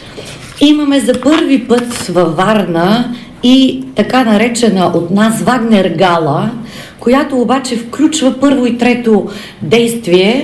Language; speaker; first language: Bulgarian; native; Bulgarian